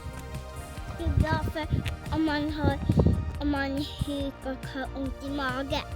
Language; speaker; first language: Swedish; early bilingual, heritage; Swedish